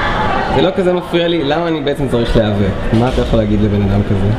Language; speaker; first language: Hebrew; native; Hebrew